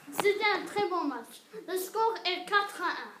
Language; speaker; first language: French; non-native, learner; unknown